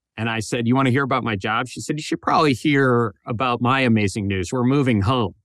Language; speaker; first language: English; native; English